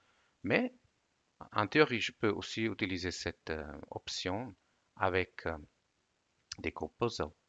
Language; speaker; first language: French; non-native, fluent; Italian